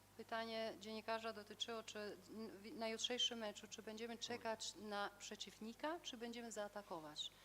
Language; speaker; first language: Polish; non-native, fluent; Albanian